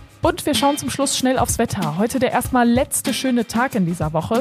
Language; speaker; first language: German; native; German